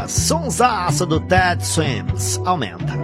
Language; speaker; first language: Portuguese; native; Portuguese